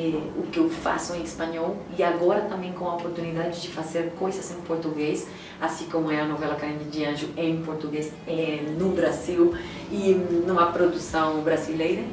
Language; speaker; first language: Portuguese; non-native, fluent; Spanish